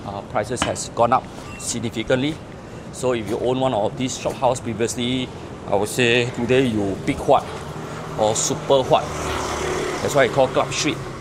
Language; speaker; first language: English; non-native, local second language; Chinese